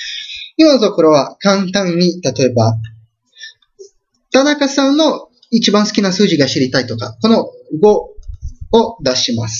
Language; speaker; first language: Japanese; non-native, fluent; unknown